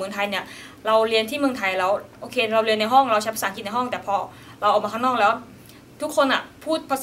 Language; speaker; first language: Thai; native; Thai